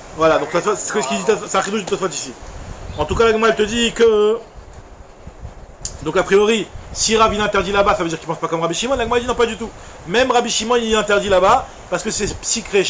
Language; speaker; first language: French; native; French